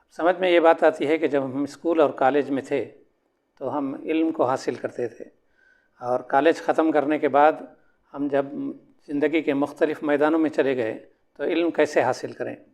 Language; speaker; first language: Urdu; native; Urdu